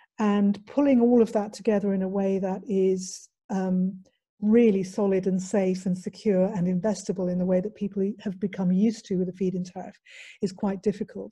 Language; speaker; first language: English; native; English